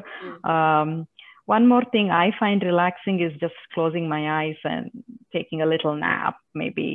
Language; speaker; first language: English; non-native, local second language; Telugu